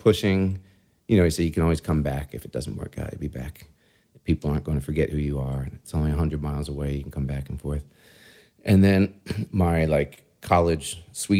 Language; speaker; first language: English; native; English